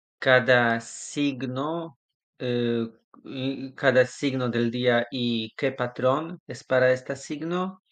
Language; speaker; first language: Spanish; non-native, learner; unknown